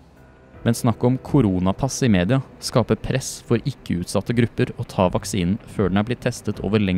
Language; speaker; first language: Norwegian; native; Norwegian